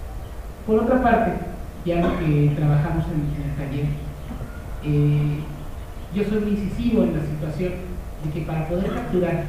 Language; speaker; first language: Spanish; native; Spanish